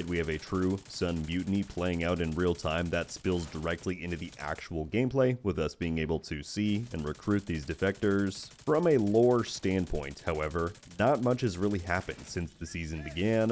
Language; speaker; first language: English; native; English